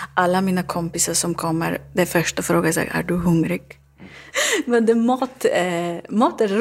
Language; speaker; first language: Swedish; non-native, learner; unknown